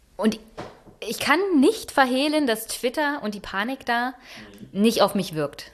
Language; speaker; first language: German; native; German